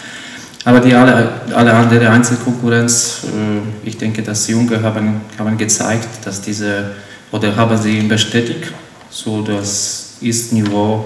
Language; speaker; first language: German; non-native, learner; Polish